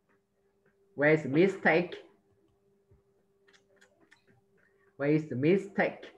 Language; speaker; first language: English; non-native, fluent; Vietnamese